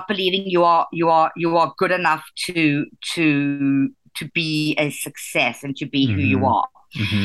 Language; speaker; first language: English; native; English